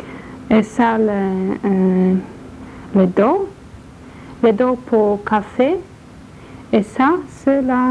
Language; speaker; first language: French; non-native, learner; Polish